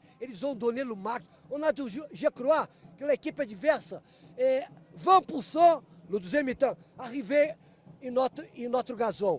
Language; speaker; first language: French; non-native, fluent; Portuguese